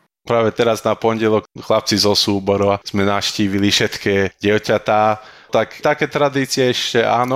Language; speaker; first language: Slovak; early bilingual, heritage; Slovak